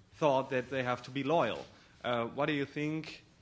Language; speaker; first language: English; non-native, fluent; German